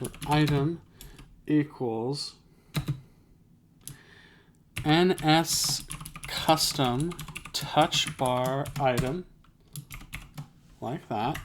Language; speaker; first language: English; native; English